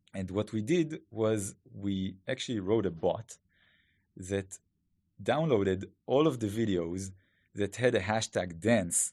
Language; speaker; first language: English; non-native, fluent; Hebrew